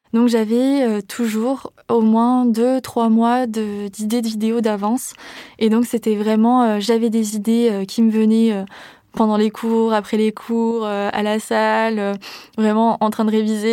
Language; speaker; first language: French; native; French